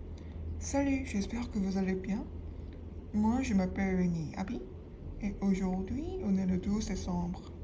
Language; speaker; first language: French; non-native, learner; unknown